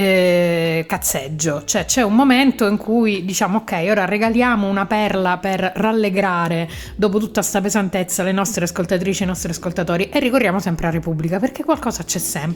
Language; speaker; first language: Italian; native; Italian